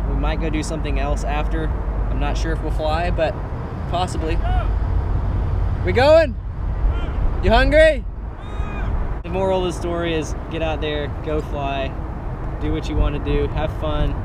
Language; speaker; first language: English; native; English